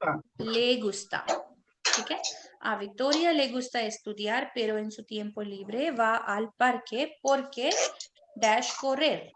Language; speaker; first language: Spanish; non-native, fluent; Hindi